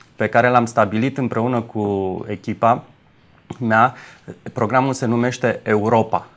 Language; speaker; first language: Romanian; native; Romanian